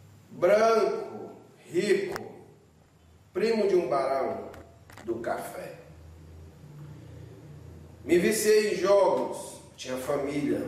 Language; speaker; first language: Portuguese; native; Portuguese